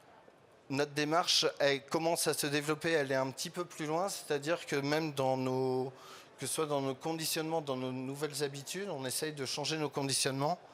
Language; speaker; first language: French; native; French